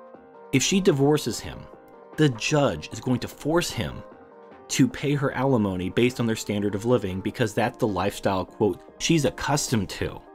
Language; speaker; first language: English; native; English